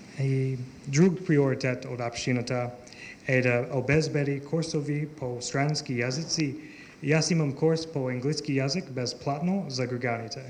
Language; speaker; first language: Macedonian; non-native, learner; English